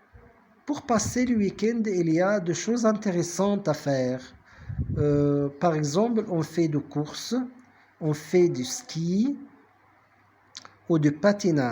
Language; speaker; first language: French; non-native, fluent; Arabic